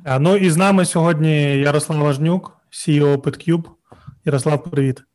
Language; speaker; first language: Ukrainian; non-native, local second language; Russian